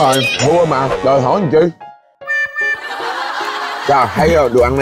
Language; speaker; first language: Vietnamese; native; Vietnamese